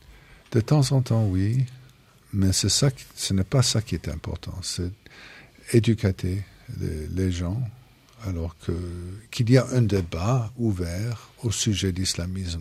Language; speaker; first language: French; non-native, fluent; English